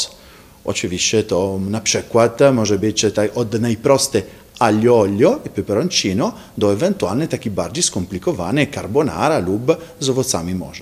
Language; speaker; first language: Polish; non-native, fluent; Italian